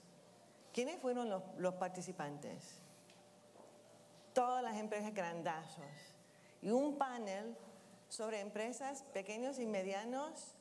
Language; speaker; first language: Spanish; non-native, fluent; English